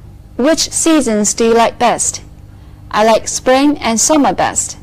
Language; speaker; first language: English; non-native, fluent; Chinese